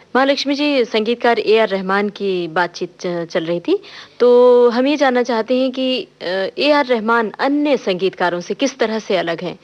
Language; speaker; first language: Hindi; native; Hindi